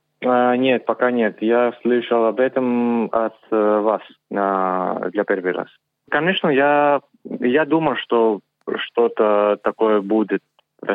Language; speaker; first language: Russian; non-native, learner; Greek